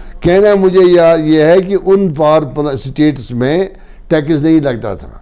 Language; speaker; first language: Urdu; non-native, local second language; Kashmiri